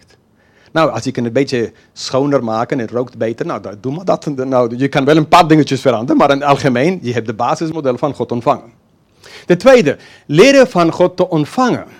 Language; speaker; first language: Dutch; non-native, fluent; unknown